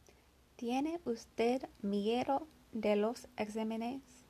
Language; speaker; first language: Spanish; non-native, learner; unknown